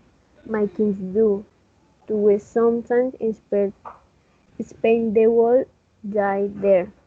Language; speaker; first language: English; non-native, learner; Spanish